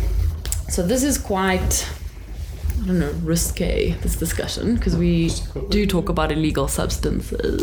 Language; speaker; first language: English; native; English